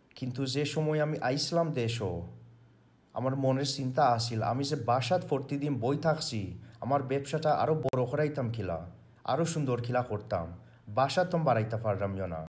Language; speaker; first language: Bangla; early bilingual, heritage; Bangla